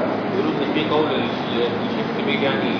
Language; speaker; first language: Arabic; native; Arabic